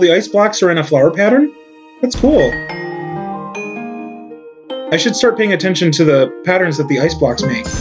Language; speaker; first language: English; native; English